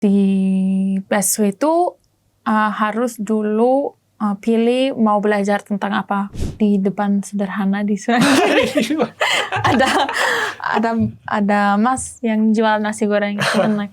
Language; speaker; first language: Indonesian; non-native, learner; German